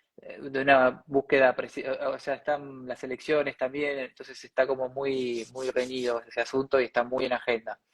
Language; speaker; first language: Spanish; native; Spanish